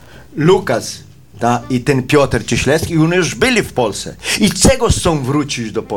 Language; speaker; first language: Polish; early bilingual, heritage; Polish